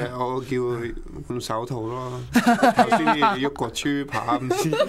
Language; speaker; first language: Cantonese; early bilingual, other home language; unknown